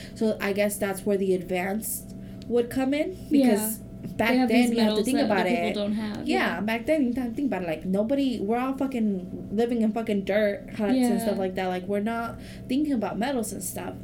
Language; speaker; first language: English; non-native, fluent; Spanish